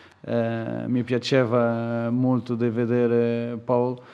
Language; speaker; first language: Italian; non-native, fluent; Portuguese